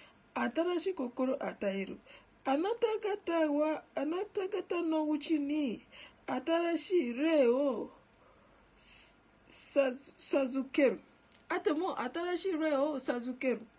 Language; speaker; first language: Japanese; non-native, learner; Ganda